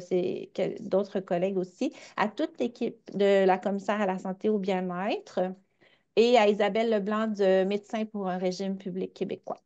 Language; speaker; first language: French; native; French